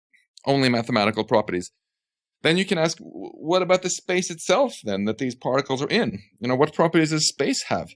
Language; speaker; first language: English; non-native, fluent; Swedish